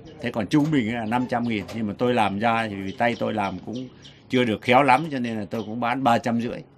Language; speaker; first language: Vietnamese; non-native, local second language; Tày